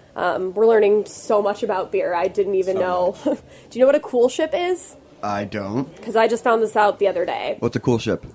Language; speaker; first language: English; native; English